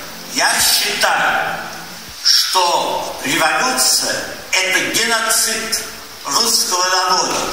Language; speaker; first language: Russian; early bilingual, heritage; Russian